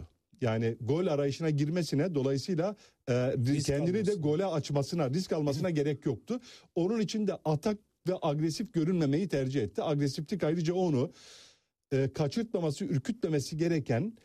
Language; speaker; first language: Turkish; native; Turkish